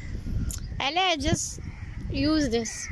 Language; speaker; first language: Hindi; non-native, learner; Arabic